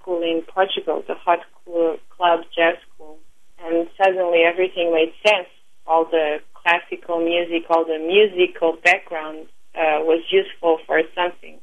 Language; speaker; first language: English; non-native, fluent; Portuguese